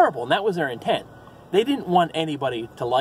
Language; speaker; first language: English; native; English